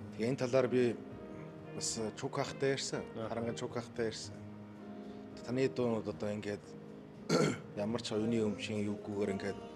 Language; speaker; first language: Mongolian; native; Mongolian